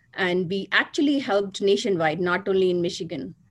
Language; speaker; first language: English; non-native, local second language; Hindi